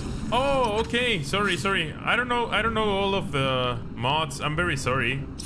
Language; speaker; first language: English; non-native, fluent; Spanish